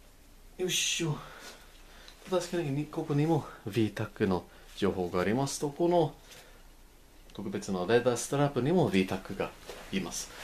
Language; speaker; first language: Japanese; non-native, learner; English